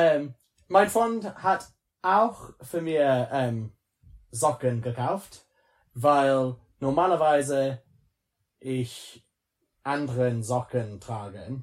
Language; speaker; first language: German; non-native, learner; English